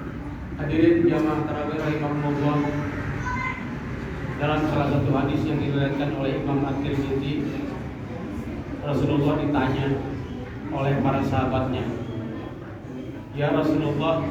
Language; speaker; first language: Indonesian; native; Indonesian